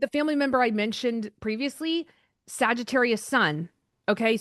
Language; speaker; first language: English; native; English